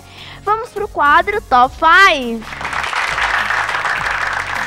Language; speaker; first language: Portuguese; native; Portuguese